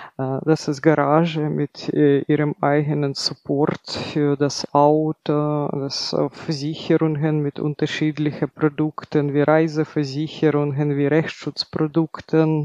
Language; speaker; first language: German; non-native, fluent; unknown